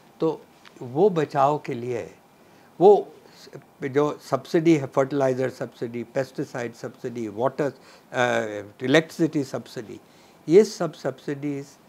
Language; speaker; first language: Hindi; non-native, local second language; Punjabi